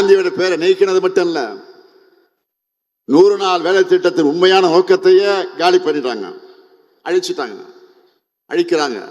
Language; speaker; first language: Tamil; native; Tamil